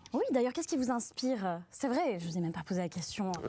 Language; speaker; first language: French; native; French